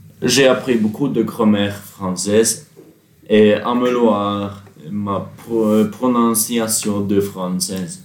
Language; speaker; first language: French; non-native, learner; Norwegian